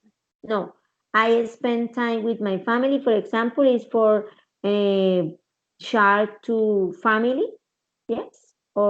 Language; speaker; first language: English; non-native, learner; Spanish